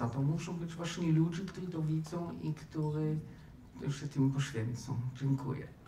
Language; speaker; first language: Polish; non-native, fluent; German